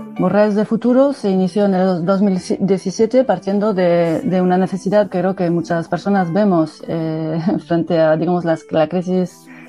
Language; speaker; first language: Spanish; non-native, fluent; French